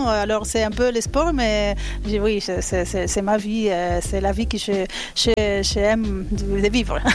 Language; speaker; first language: French; non-native, fluent; Spanish